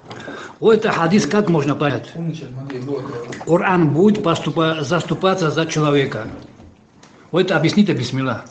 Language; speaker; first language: Russian; non-native, learner; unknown